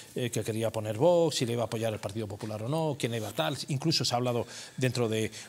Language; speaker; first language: Spanish; native; Spanish